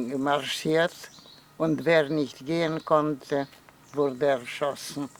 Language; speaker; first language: German; non-native, fluent; Polish